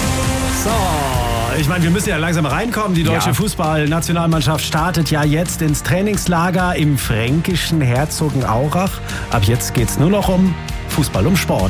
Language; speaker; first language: German; native; German